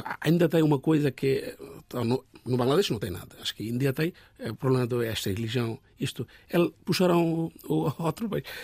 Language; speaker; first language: Portuguese; non-native, learner; Bangla